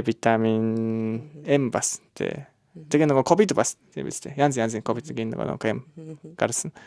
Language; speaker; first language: Mongolian; non-native, learner; Japanese